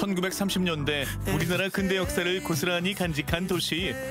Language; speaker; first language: Korean; native; Korean